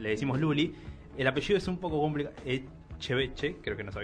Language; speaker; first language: Spanish; native; Spanish